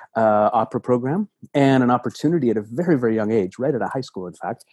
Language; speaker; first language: English; native; English